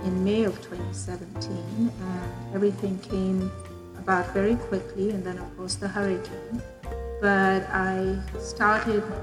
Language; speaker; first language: English; non-native, local second language; Urdu